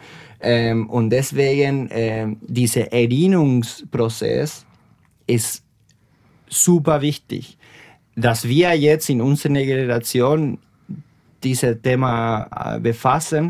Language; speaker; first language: German; non-native, fluent; Spanish